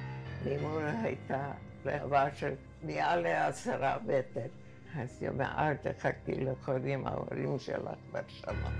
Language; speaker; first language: Hebrew; non-native, fluent; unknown